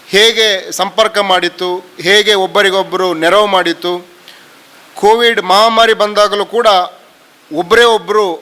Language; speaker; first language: Kannada; native; Kannada